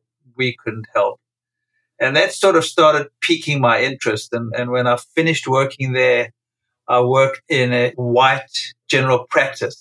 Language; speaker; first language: English; native; English